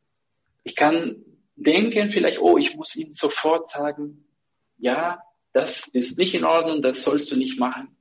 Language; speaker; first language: German; non-native, fluent; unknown